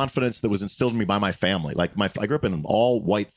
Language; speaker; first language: English; native; English